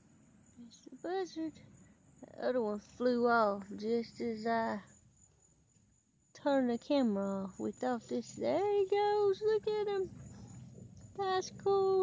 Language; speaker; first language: English; native; English